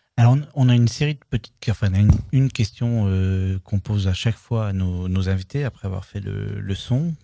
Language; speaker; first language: French; native; French